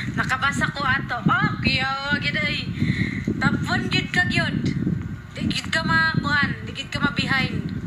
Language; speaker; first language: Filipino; non-native, local second language; Cebuano